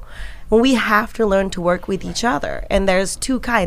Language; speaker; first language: English; non-native, local second language; Malay